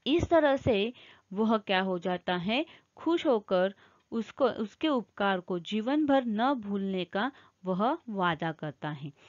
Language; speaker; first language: Hindi; non-native, local second language; Marathi